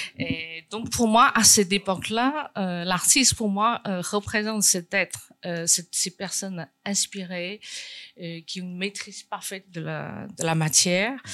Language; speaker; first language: French; non-native, fluent; Chinese